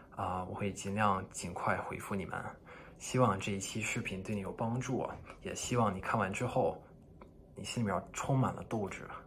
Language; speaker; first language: Chinese; non-native, fluent; English